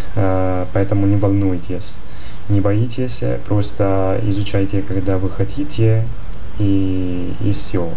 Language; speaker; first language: Russian; non-native, fluent; Italian